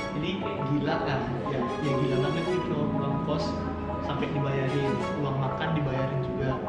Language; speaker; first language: Indonesian; native; Indonesian